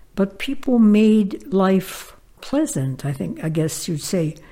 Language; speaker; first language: English; native; English